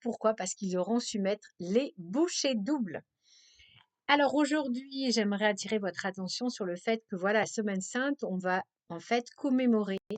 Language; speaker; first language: French; native; French